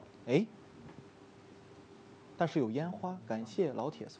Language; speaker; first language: Chinese; native; Chinese